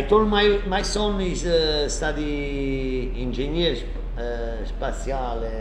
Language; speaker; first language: English; non-native, learner; Italian